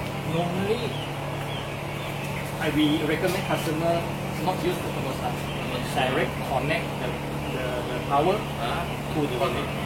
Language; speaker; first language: English; non-native, fluent; Malay